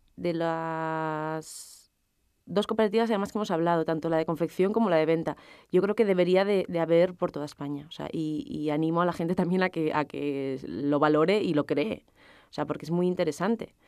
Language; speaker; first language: Spanish; native; Spanish